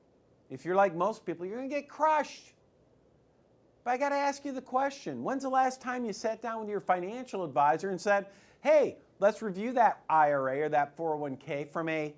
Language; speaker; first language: English; native; English